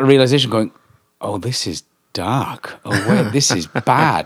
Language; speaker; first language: English; native; English